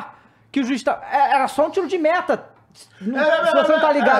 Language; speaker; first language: Portuguese; native; Portuguese